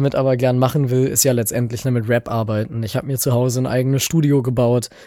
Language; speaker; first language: German; native; German